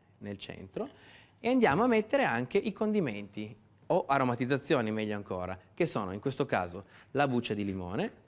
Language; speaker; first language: Italian; native; Italian